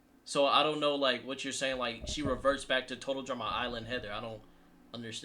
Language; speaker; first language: English; native; English